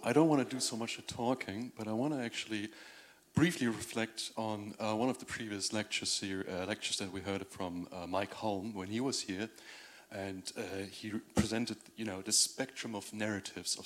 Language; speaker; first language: English; non-native, fluent; German